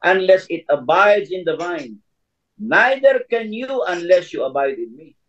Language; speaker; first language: English; non-native, local second language; Filipino